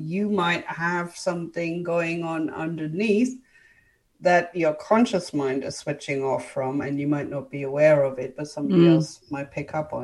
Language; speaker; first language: English; non-native, fluent; German